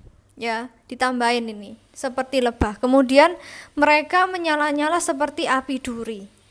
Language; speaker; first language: Indonesian; native; Indonesian